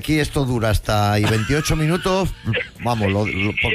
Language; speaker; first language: Spanish; native; Spanish